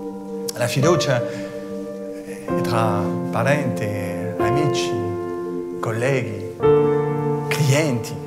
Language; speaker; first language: Italian; non-native, fluent; French